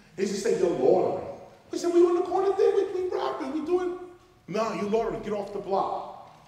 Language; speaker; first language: English; native; English